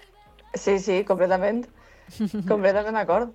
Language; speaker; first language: Catalan; non-native, local second language; Spanish